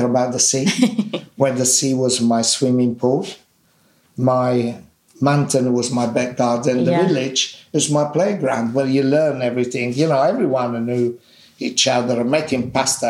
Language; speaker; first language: English; non-native, fluent; Italian